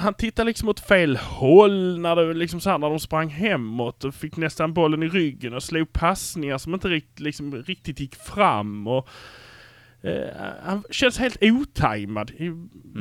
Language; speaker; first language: Swedish; native; Swedish